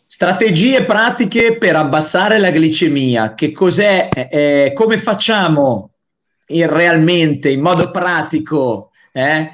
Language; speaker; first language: Italian; native; Italian